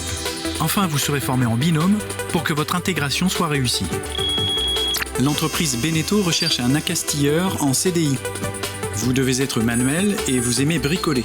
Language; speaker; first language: French; native; French